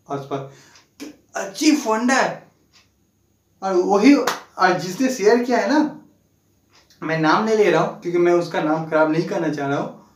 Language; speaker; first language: Hindi; non-native, local second language; Bangla